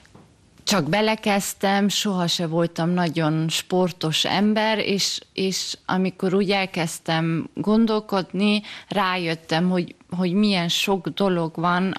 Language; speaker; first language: Hungarian; early bilingual, heritage; German